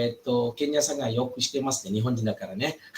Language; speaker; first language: Japanese; non-native, fluent; Malay